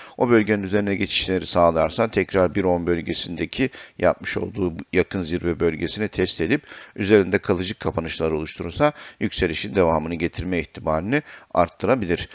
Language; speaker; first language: Turkish; native; Turkish